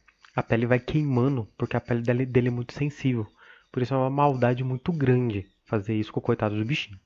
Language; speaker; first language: Portuguese; native; Portuguese